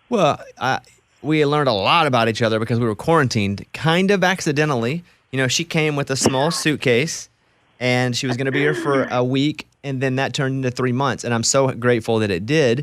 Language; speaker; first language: English; native; English